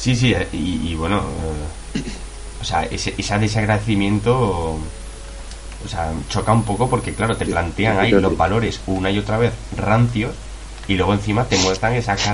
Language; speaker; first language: Spanish; native; Spanish